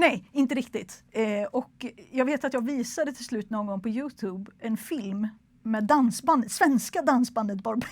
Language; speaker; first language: Swedish; native; Swedish